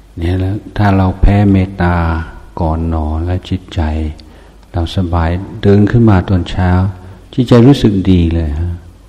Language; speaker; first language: Thai; non-native, fluent; English